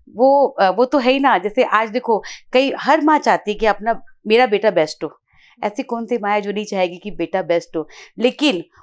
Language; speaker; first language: Hindi; native; Hindi